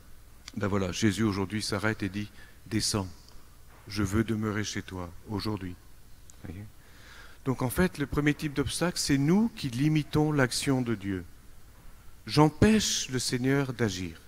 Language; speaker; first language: French; native; French